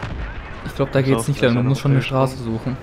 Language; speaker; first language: German; native; German